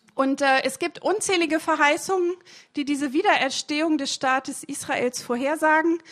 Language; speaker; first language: German; native; German